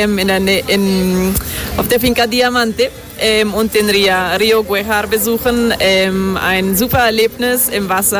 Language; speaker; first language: Spanish; non-native, fluent; German